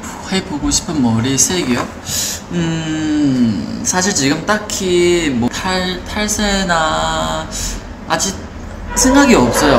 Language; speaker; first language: Korean; non-native, fluent; Chinese